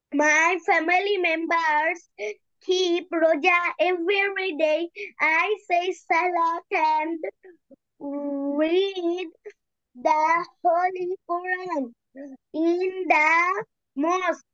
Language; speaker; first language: English; non-native, learner; Bangla